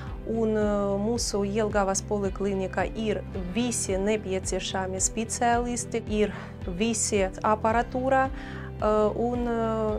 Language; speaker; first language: Latvian; non-native, fluent; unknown